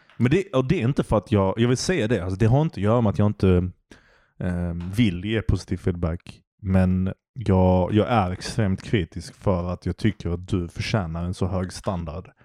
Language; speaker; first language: Swedish; early bilingual, other home language; Turkish